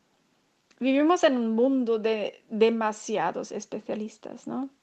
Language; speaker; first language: Spanish; non-native, fluent; German